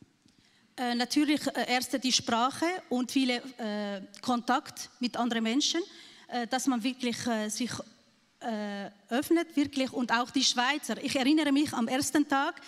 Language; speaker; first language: German; non-native, learner; Arabic